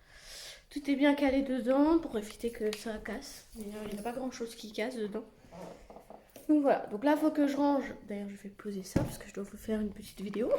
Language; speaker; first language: French; native; French